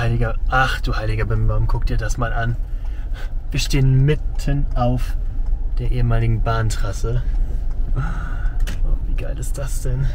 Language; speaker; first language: German; native; German